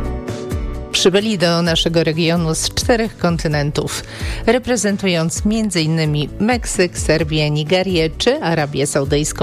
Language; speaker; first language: Polish; native; Polish